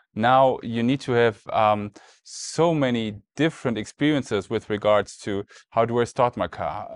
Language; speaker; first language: English; non-native, fluent; German